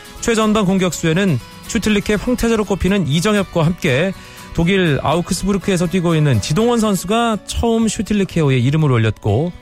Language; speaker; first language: Korean; native; Korean